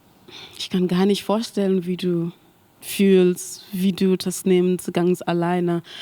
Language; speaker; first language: German; non-native, learner; Mandingo